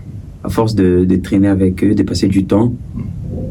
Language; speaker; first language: French; non-native, local second language; Swahili